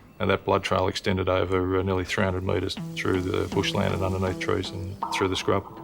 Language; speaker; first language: English; native; English